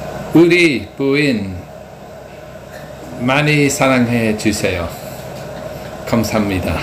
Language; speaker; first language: Korean; non-native, learner; English